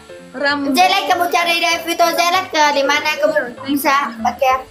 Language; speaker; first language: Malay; non-native, learner; Vietnamese